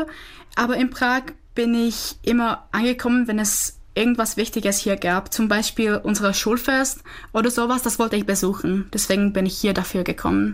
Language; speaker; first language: German; non-native, fluent; Czech